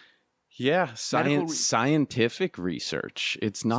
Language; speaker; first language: English; native; English